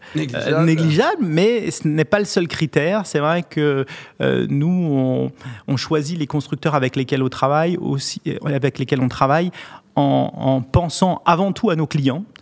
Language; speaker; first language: French; native; French